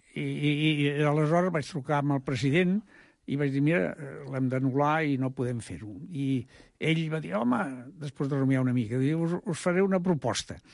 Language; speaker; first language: Catalan; native; Catalan